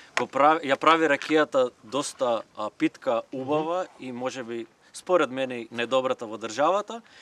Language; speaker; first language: Macedonian; native; Macedonian